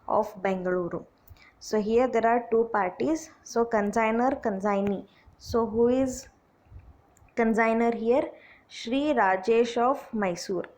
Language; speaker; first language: English; non-native, local second language; Kannada